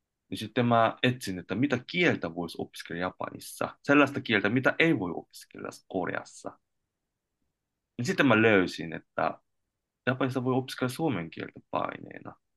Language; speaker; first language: Finnish; non-native, fluent; Korean